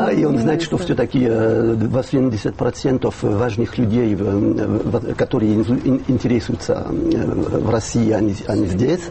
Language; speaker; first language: Russian; non-native, fluent; French